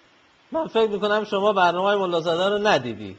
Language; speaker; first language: Persian; native; Persian